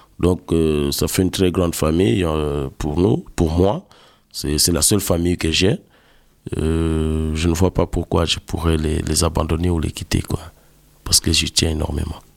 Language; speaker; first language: French; non-native, local second language; Lingala